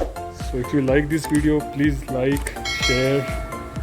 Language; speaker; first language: English; non-native, local second language; Hindi